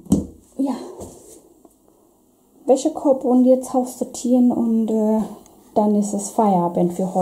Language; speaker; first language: German; non-native, fluent; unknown